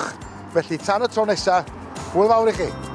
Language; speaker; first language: Welsh; native; Welsh